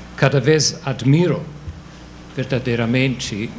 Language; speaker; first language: Portuguese; non-native, fluent; English